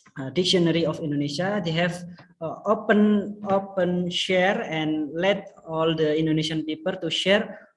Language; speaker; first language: English; non-native, fluent; Indonesian